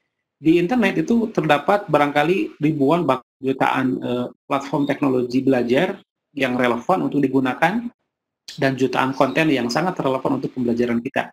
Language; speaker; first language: Indonesian; native; Indonesian